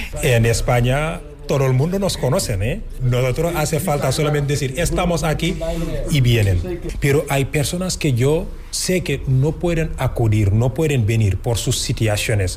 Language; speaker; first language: Spanish; non-native, fluent; Wolof